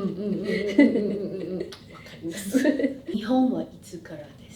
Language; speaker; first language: Japanese; non-native, learner; English